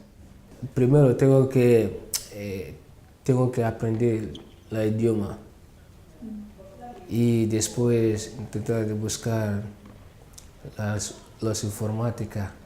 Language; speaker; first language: Spanish; non-native, learner; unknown